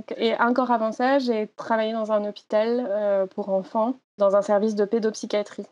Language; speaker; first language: French; native; French